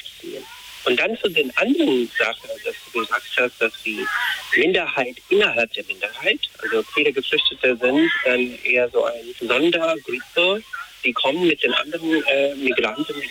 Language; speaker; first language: German; non-native, fluent; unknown